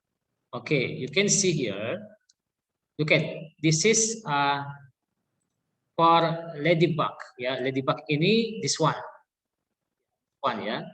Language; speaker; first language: English; non-native, learner; Indonesian